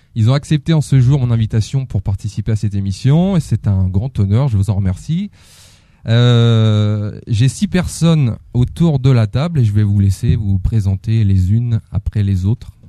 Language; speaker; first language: French; native; French